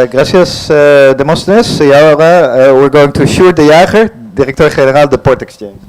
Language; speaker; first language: Spanish; non-native, fluent; Dutch